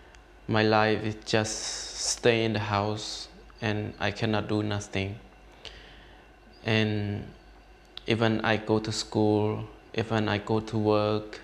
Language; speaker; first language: English; non-native, learner; Khmer